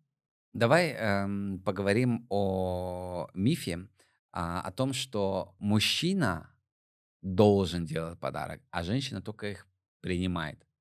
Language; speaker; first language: Russian; native; Russian